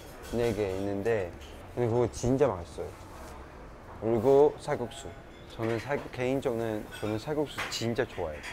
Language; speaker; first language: Korean; non-native, fluent; Cantonese